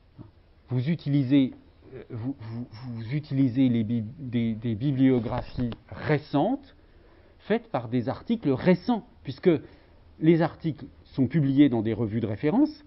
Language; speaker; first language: French; native; French